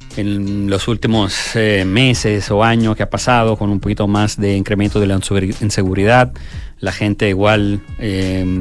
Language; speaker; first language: Spanish; non-native, fluent; Italian